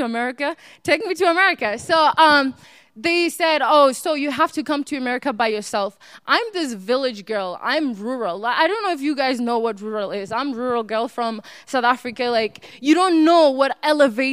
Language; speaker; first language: English; non-native, local second language; Northern Sotho